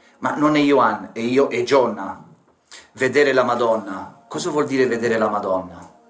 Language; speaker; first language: Italian; non-native, fluent; Romanian